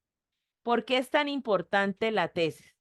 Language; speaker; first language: Spanish; native; Spanish